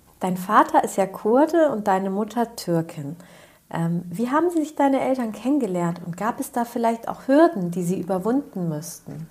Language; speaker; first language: German; early bilingual, other home language; Turkish